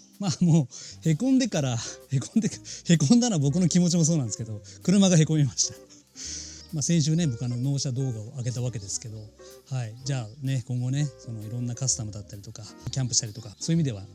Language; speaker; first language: Japanese; native; Japanese